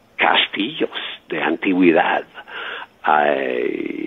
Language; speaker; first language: Spanish; non-native, fluent; English